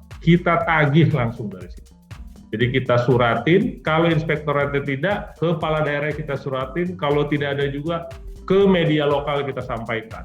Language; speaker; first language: Indonesian; native; Indonesian